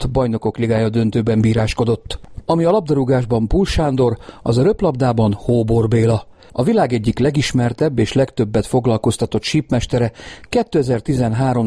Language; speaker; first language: Hungarian; native; Hungarian